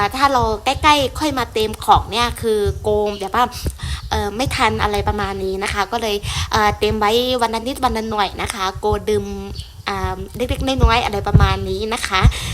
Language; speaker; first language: Thai; non-native, local second language; Shan